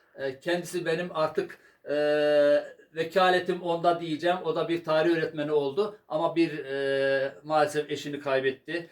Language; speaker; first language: Turkish; native; Turkish